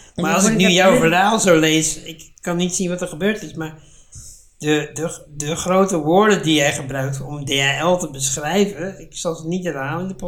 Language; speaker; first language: Dutch; native; Dutch